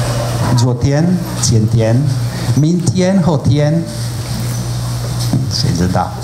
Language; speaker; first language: Chinese; non-native, fluent; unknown